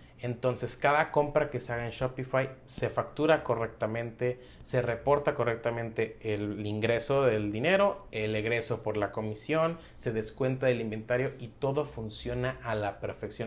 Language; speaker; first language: Spanish; native; Spanish